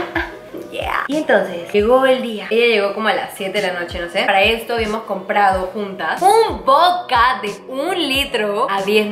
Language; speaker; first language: Spanish; native; Spanish